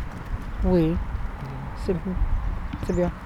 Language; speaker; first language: French; non-native, learner; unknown